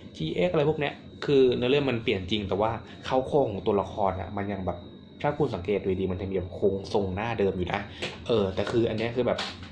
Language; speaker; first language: Thai; native; Thai